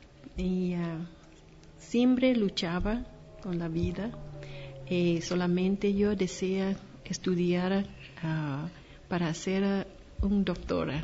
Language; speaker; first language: Spanish; non-native, learner; Vietnamese